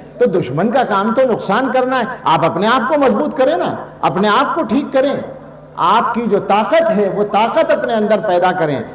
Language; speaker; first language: Urdu; native; Urdu